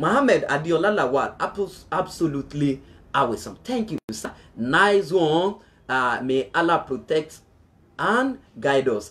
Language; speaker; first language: English; non-native, local second language; Yoruba